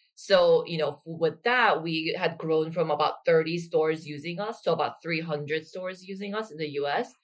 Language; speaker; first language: English; non-native, fluent; Korean